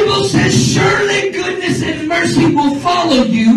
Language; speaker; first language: English; native; English